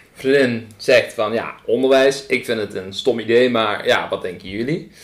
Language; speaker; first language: Dutch; early bilingual, other home language; Afrikaans